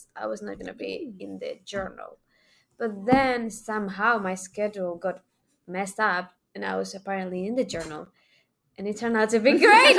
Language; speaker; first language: English; non-native, fluent; Spanish